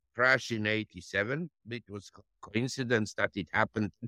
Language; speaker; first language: English; non-native, fluent; German